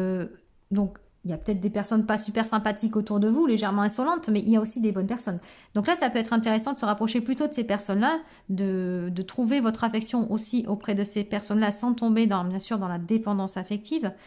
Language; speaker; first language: French; native; French